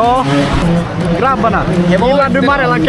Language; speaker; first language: Swedish; non-native, local second language; Finnish